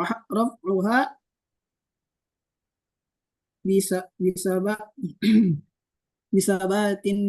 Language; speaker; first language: Arabic; non-native, learner; Indonesian